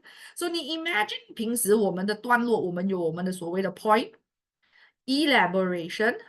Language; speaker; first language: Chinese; native; Chinese